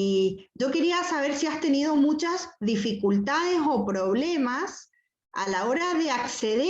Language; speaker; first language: Spanish; native; Spanish